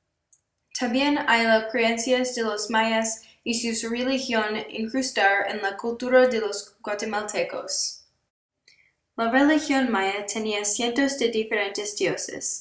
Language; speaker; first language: Spanish; non-native, learner; English